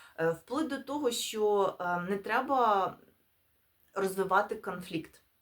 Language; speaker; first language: Ukrainian; non-native, local second language; Russian